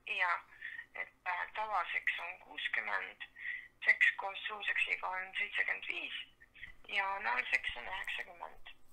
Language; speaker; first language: Estonian; native; Estonian